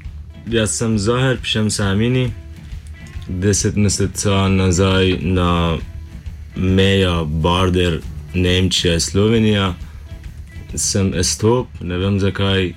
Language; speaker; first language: Slovenian; non-native, learner; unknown